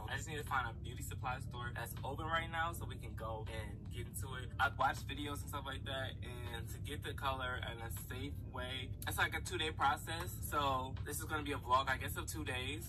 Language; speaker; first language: English; native; English